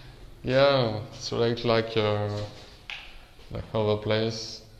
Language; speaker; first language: English; non-native, learner; French